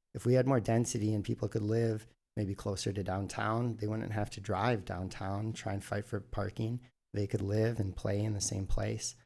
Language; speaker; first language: English; native; English